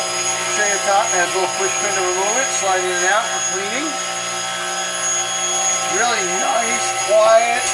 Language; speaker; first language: English; native; English